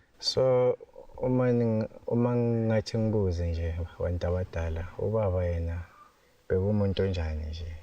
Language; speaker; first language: Zulu; native; Zulu